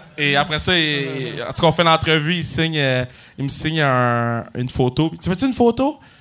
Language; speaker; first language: French; native; French